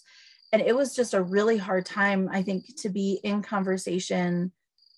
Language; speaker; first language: English; native; English